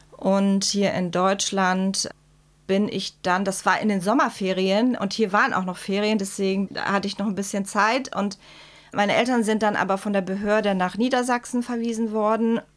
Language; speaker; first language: German; early bilingual, other home language; Czech